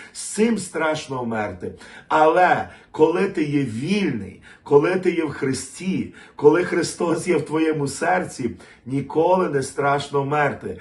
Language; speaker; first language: Ukrainian; native; Ukrainian